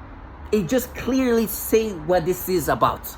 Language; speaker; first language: English; non-native, fluent; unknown